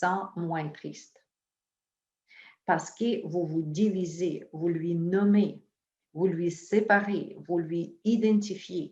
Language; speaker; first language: French; non-native, fluent; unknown